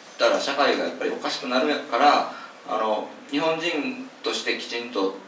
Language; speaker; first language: Japanese; native; Japanese